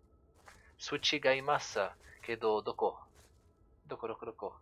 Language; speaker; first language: Japanese; non-native, learner; French